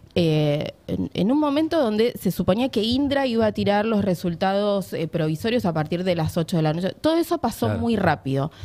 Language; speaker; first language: Spanish; native; Spanish